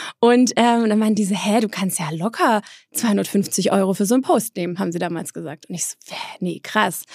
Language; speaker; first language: German; early bilingual, other home language; Polish